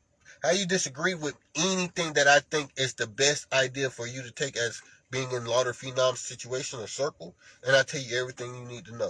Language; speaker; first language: English; native; English